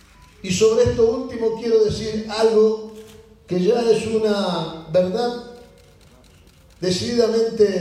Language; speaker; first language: Spanish; native; Spanish